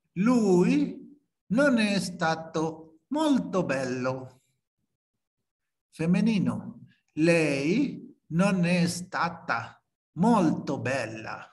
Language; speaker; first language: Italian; non-native, fluent; Spanish